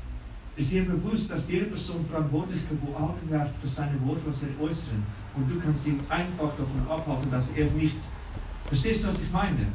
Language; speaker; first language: German; non-native, fluent; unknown